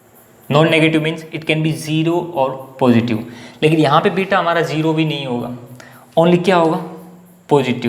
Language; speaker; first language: Hindi; native; Hindi